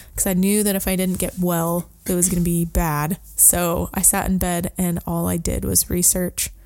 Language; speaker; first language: English; native; English